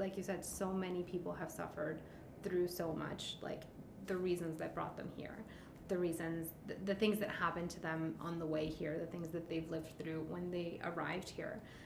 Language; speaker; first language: English; early bilingual, other home language; Spanish